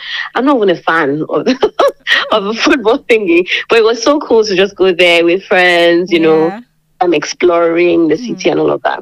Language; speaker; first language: English; non-native, local second language; Yoruba